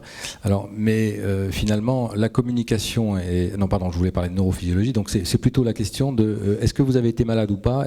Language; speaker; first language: French; native; French